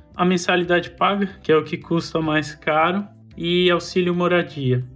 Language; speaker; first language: Portuguese; native; Portuguese